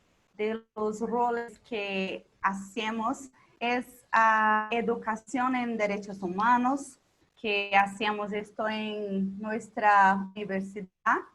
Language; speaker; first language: Spanish; non-native, local second language; Portuguese